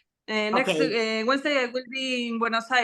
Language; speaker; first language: English; non-native, learner; Spanish